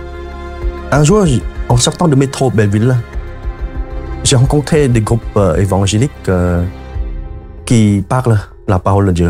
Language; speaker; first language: French; non-native, fluent; Khmer